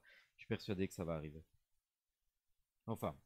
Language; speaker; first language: French; native; French